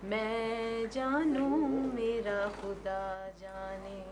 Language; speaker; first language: Urdu; native; Urdu